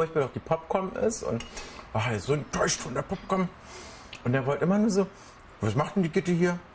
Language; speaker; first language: German; native; German